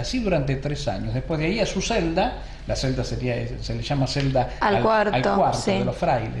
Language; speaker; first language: Spanish; native; Spanish